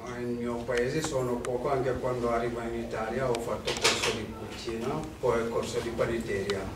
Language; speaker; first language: Italian; non-native, learner; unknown